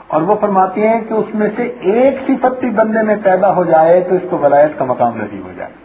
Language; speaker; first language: Urdu; non-native, local second language; Punjabi